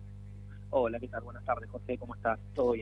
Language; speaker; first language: Spanish; native; Spanish